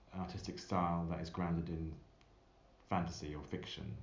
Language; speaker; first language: English; native; English